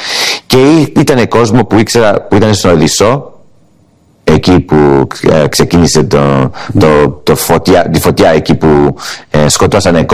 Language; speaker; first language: Greek; early bilingual, heritage; English